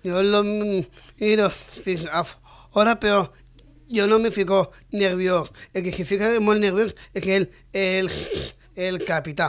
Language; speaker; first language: Catalan; non-native, local second language; Spanish